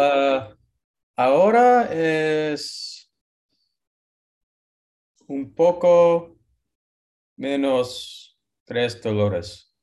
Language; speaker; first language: Spanish; non-native, learner; English